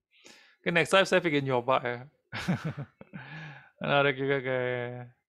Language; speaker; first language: Indonesian; native; Indonesian